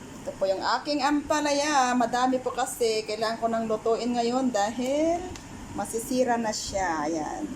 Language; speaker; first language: Filipino; non-native, local second language; Iloko